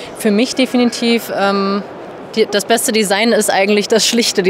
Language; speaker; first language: German; native; German